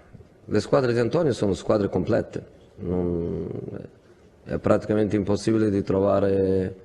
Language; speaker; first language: Italian; non-native, fluent; Portuguese